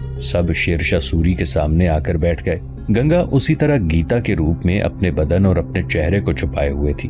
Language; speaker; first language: Urdu; native; Urdu